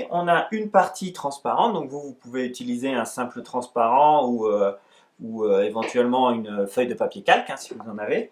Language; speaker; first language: French; native; French